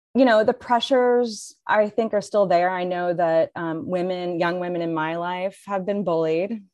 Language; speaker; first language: English; native; English